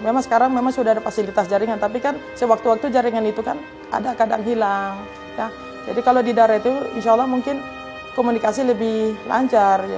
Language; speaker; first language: Indonesian; native; Indonesian